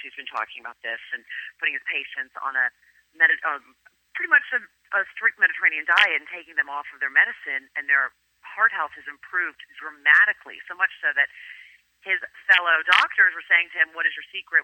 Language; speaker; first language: English; native; English